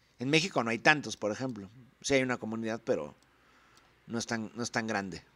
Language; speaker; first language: Spanish; native; Spanish